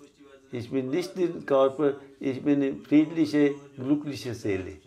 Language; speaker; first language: German; non-native, fluent; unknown